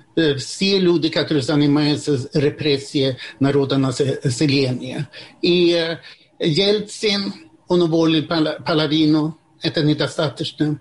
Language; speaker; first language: Russian; non-native, fluent; Swedish